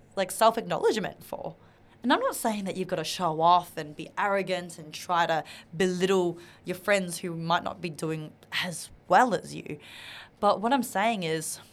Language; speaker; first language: English; non-native, local second language; Vietnamese